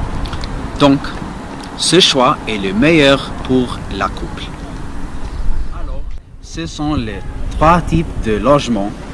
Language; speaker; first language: French; non-native, learner; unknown